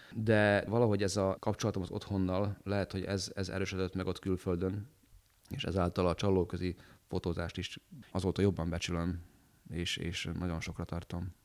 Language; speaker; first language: Hungarian; native; Hungarian